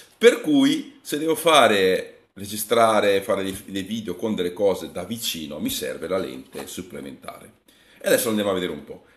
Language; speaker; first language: Italian; native; Italian